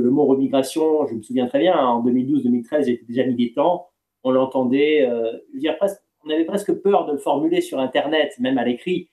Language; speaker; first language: French; native; French